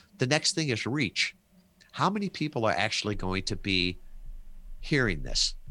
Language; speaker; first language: English; native; English